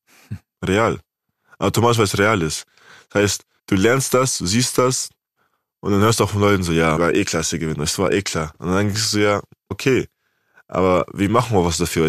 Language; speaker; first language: German; native; German